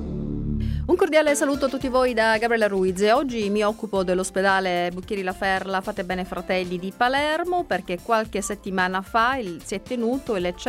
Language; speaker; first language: Italian; native; Italian